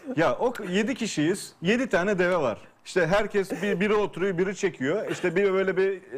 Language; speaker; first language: Turkish; native; Turkish